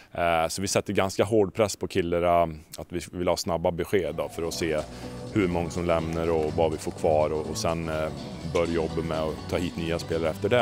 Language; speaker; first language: Swedish; native; Swedish